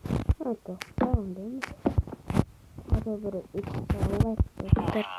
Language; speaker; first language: Russian; non-native, local second language; Kazakh